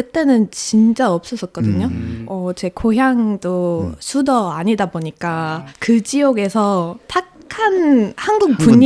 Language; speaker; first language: Korean; non-native, fluent; Polish